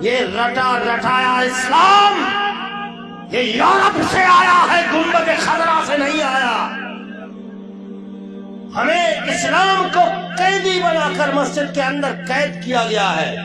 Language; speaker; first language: Urdu; native; Urdu